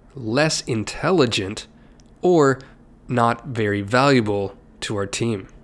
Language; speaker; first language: English; native; English